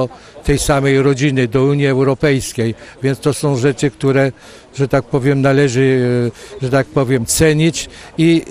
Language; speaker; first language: Polish; early bilingual, heritage; Polish